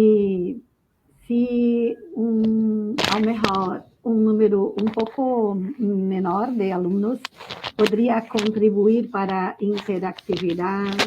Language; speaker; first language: Spanish; non-native, fluent; Portuguese